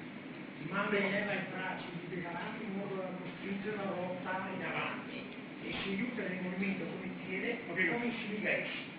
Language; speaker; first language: Italian; native; Italian